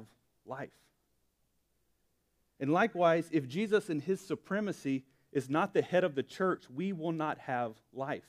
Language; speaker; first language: English; native; English